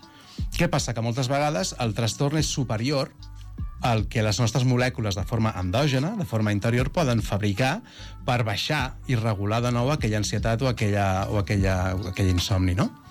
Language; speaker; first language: Catalan; native; Catalan